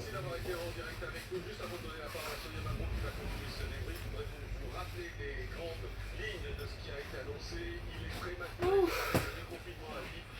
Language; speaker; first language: French; native; French